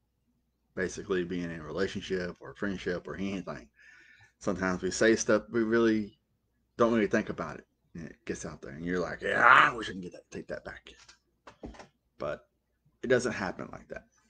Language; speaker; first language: English; native; English